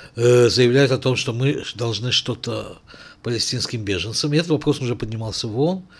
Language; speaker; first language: Russian; native; Russian